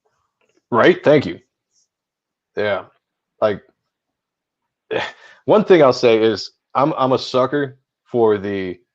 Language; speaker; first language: English; native; English